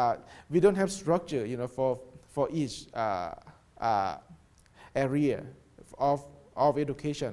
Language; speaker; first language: English; non-native, learner; Thai